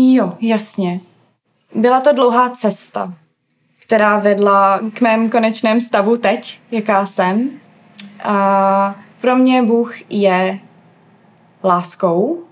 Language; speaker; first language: Czech; early bilingual, other home language; English